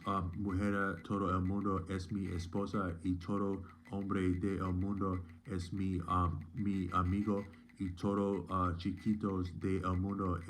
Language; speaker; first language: Spanish; non-native, learner; English